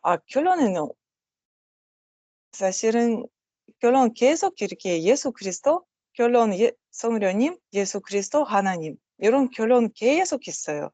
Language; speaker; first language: Korean; non-native, learner; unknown